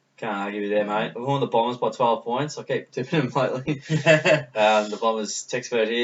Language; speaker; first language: English; native; English